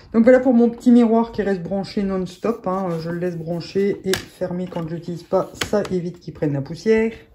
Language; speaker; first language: French; native; French